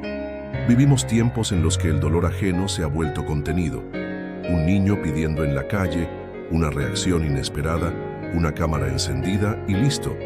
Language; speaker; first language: Spanish; native; Spanish